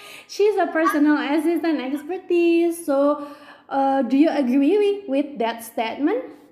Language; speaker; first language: English; non-native, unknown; Indonesian